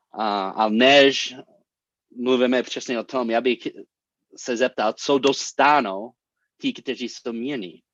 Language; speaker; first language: Czech; non-native, fluent; English